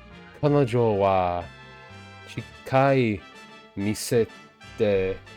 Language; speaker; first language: Japanese; non-native, learner; English